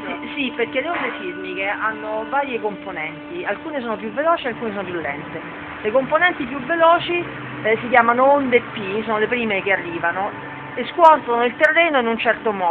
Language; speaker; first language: Italian; native; Italian